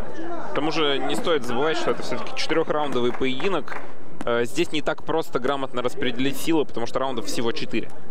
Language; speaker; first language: Russian; native; Russian